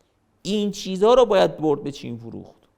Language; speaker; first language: Persian; native; Persian